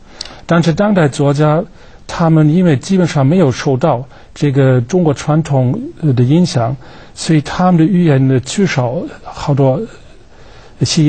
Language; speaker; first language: Chinese; non-native, fluent; German